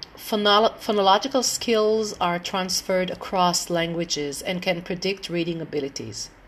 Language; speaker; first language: English; non-native, fluent; Hebrew